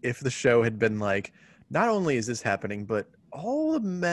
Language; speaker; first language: English; native; English